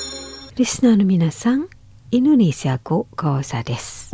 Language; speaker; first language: Japanese; non-native, fluent; Indonesian